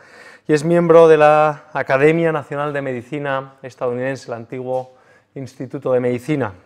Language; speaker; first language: Spanish; native; Spanish